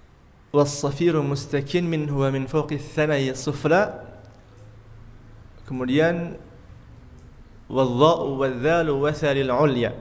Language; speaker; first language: Arabic; non-native, fluent; Indonesian